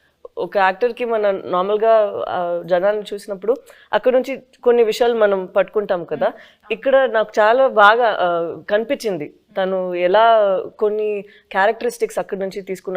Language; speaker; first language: Telugu; non-native, fluent; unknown